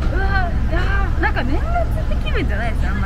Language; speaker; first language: Japanese; native; Japanese